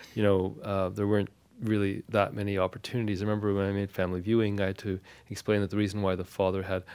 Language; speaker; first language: English; non-native, fluent; Armenian